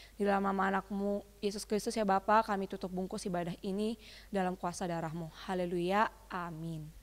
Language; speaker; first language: Indonesian; native; Indonesian